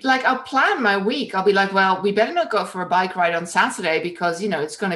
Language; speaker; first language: English; non-native, fluent; Dutch